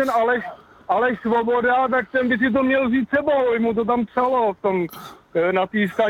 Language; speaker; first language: Czech; native; Czech